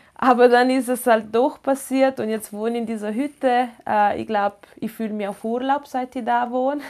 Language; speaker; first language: German; non-native, local second language; Ladin